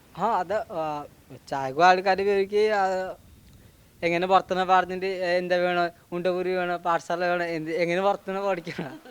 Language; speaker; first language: Malayalam; non-native, learner; Odia